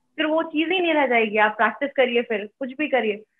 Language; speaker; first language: Hindi; native; Hindi